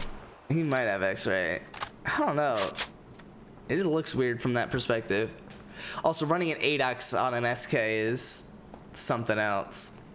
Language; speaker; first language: English; native; English